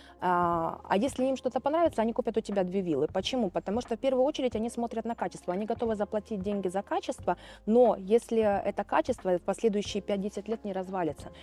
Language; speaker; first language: Russian; non-native, fluent; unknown